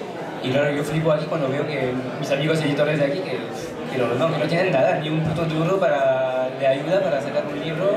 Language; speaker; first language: Spanish; non-native, fluent; French